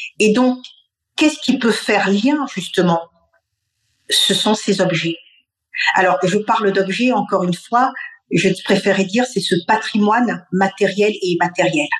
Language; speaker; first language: French; non-native, local second language; Bambara